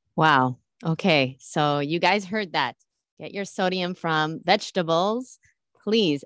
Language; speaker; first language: English; early bilingual, other home language; Italian